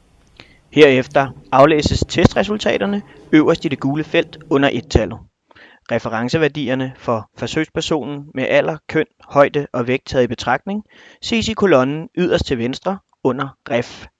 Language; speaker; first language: Danish; native; Danish